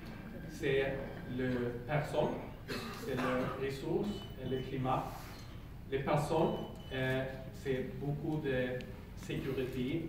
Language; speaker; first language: French; non-native, learner; Swedish